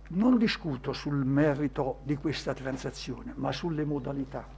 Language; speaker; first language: Italian; native; Italian